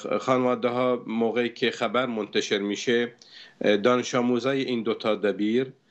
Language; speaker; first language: Persian; non-native, local second language; Arabic